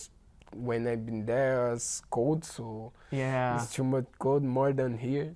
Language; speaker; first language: English; non-native, learner; Portuguese